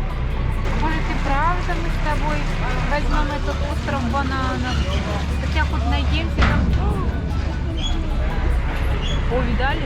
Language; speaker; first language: Russian; native; Russian